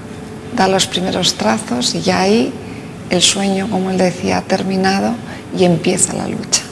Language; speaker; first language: Spanish; native; Spanish